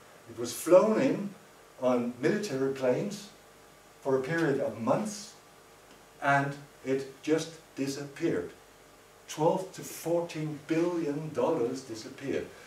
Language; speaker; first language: English; non-native, fluent; Danish